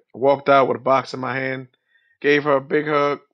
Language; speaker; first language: English; native; English